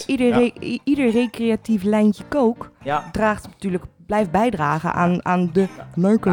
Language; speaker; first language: Dutch; native; Dutch